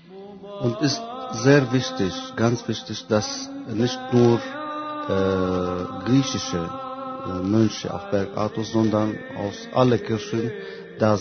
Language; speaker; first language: German; non-native, fluent; Arabic